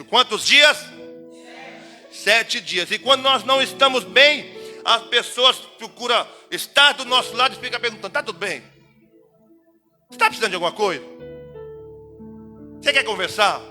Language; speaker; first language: Portuguese; native; Portuguese